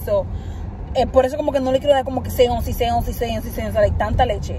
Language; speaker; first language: Spanish; early bilingual, other home language; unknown